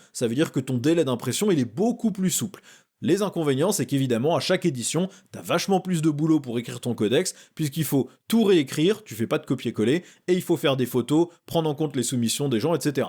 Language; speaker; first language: French; native; French